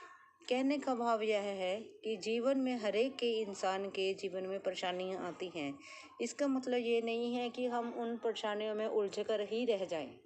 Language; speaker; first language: Hindi; native; Hindi